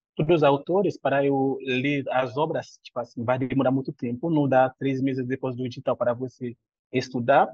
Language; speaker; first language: Portuguese; non-native, fluent; Haitian Creole